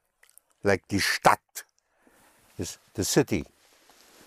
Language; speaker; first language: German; non-native, fluent; English